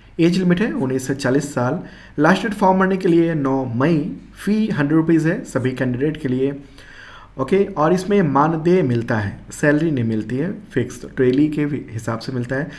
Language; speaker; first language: Hindi; native; Hindi